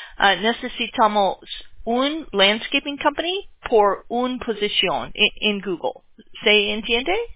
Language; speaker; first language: Spanish; non-native, learner; English